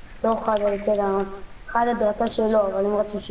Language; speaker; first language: Hebrew; native; Hebrew